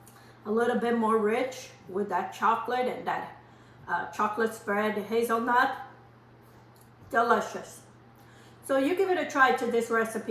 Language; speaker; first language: English; non-native, fluent; Portuguese